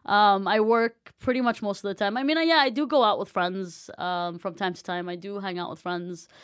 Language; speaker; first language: English; non-native, fluent; Arabic